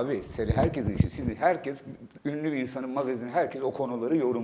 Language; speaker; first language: Turkish; native; Turkish